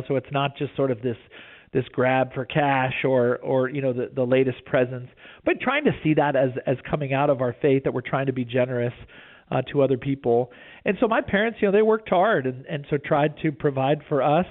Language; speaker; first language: English; native; English